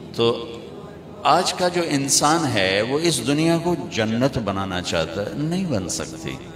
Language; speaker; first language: Urdu; non-native, local second language; Punjabi